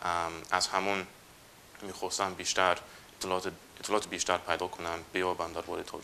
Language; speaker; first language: Persian; non-native, fluent; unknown